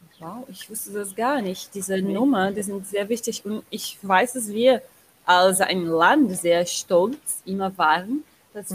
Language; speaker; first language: German; non-native, learner; Portuguese